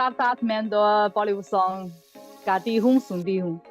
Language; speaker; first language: Hindi; non-native, fluent; Chinese